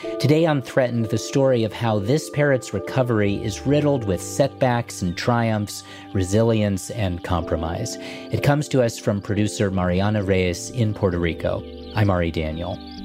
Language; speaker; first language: English; native; English